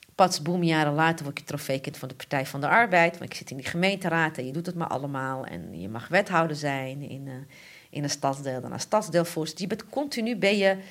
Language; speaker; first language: Dutch; early bilingual, other home language; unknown